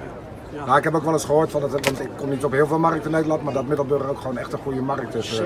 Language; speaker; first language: Dutch; native; Dutch